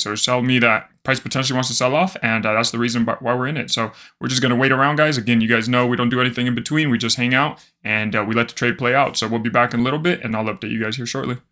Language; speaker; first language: English; native; English